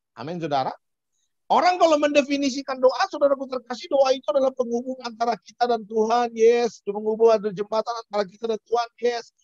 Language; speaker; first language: Indonesian; native; Indonesian